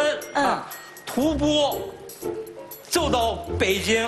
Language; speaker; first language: Chinese; native; Chinese